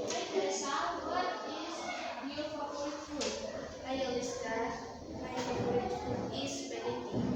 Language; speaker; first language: English; non-native, learner; Indonesian